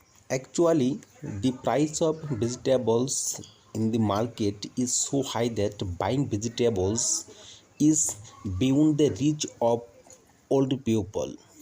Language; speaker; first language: English; non-native, local second language; Bangla